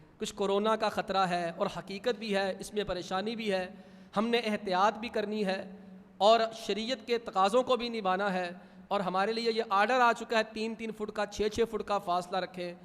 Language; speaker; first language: Urdu; non-native, local second language; Punjabi